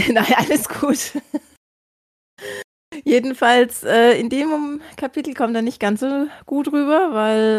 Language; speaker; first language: German; native; German